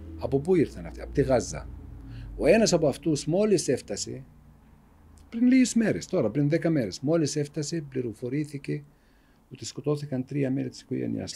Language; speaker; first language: Greek; non-native, fluent; Arabic